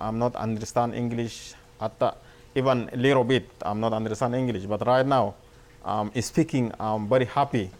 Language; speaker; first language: English; non-native, learner; Arabic